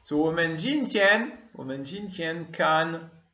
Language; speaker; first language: Chinese; non-native, learner; French